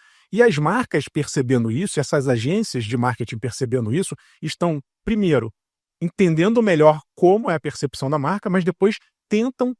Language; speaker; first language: Portuguese; native; Portuguese